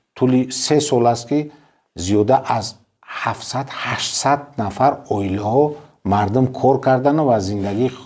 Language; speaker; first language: Tajik; native; Tajik